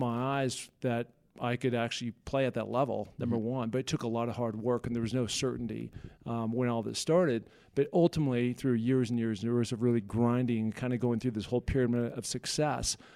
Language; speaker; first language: English; native; English